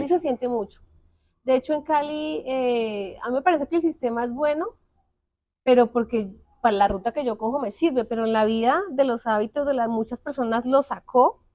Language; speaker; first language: Spanish; native; Spanish